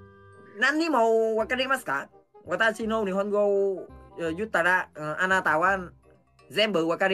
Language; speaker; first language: Japanese; non-native, learner; Vietnamese